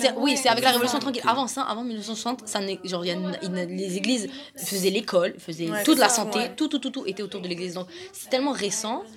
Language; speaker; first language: French; native; French